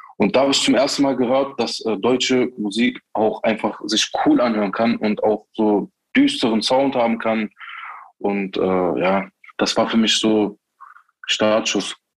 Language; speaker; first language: German; early bilingual, other home language; Turkish